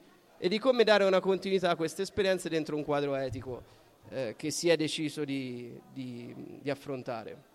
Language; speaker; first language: Italian; native; Italian